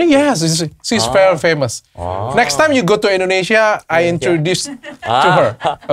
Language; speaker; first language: English; non-native, learner; Indonesian